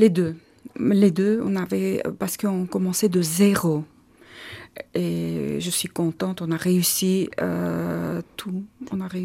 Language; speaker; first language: French; non-native, learner; Armenian